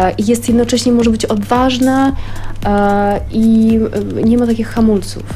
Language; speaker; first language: Polish; non-native, fluent; Russian